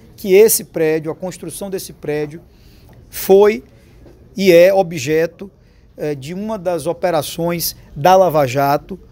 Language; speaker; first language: Portuguese; native; Portuguese